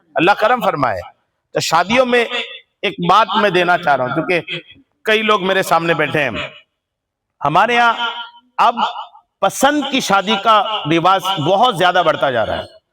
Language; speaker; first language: Urdu; native; Urdu